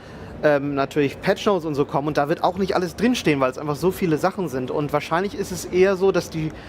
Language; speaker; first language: German; native; German